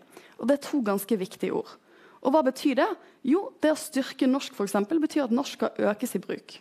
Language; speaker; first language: Norwegian; native; Norwegian